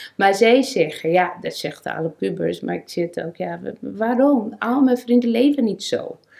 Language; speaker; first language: Dutch; non-native, fluent; Portuguese